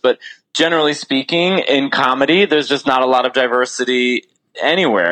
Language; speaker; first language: English; native; English